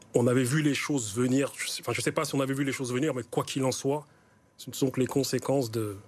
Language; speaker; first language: French; native; French